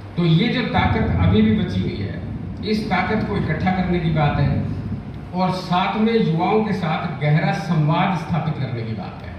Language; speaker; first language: Hindi; native; Hindi